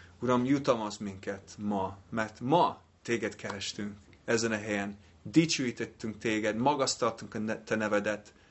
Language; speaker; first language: Hungarian; non-native, fluent; English